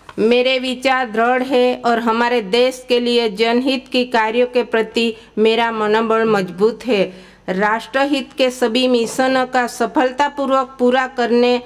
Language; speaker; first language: Hindi; non-native, local second language; Gujarati